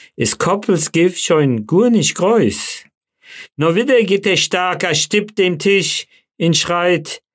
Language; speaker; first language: German; non-native, local second language; Yiddish